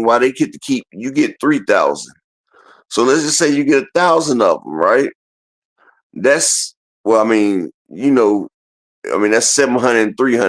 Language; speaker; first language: English; native; English